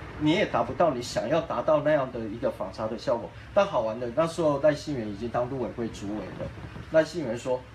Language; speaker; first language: Chinese; native; Chinese